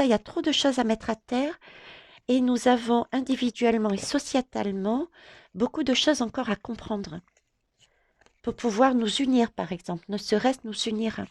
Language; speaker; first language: French; native; French